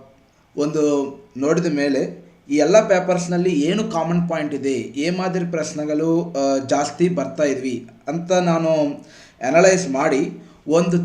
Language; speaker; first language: Kannada; non-native, fluent; Telugu